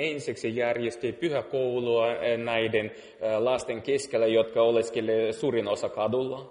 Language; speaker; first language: Finnish; non-native, fluent; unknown